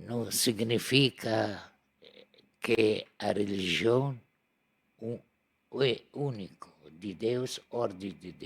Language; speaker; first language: Portuguese; non-native, learner; Arabic